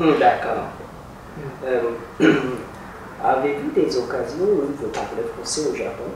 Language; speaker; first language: French; non-native, fluent; Japanese